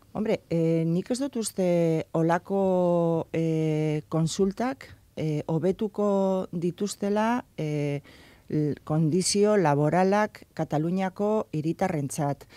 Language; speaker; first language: Basque; non-native, local second language; Spanish